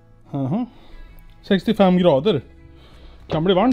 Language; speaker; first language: Swedish; native; Swedish